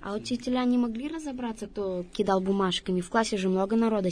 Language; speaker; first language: Russian; native; Russian